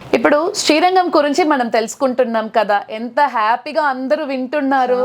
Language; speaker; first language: Telugu; non-native, local second language; Tamil